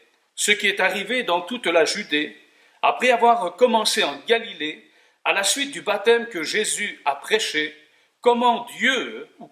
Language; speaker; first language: French; native; French